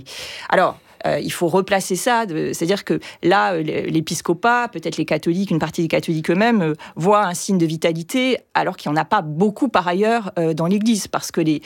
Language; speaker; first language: French; native; French